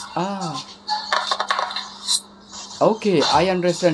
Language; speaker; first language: English; non-native, learner; Bangla